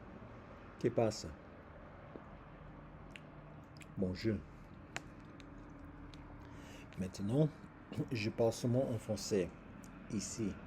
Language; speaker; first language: French; non-native, learner; English